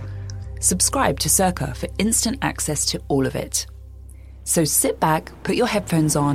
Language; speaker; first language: English; native; English